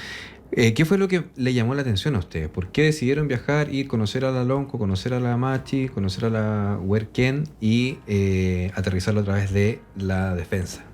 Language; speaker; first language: Spanish; native; Spanish